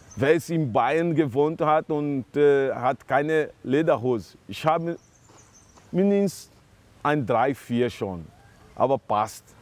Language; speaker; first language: German; non-native, learner; Portuguese